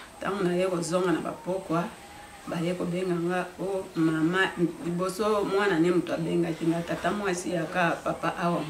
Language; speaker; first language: Lingala; native; Lingala